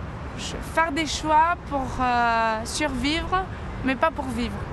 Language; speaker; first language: French; non-native, fluent; Greek